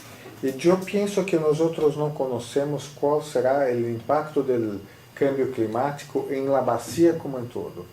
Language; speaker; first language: Spanish; non-native, fluent; Portuguese